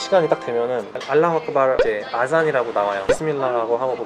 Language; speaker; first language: Korean; native; Korean